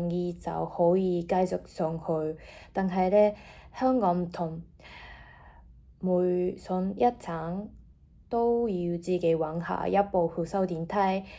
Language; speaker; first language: Cantonese; non-native, fluent; Japanese